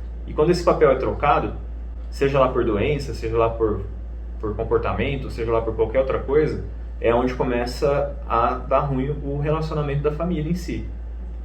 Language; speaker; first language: Portuguese; native; Portuguese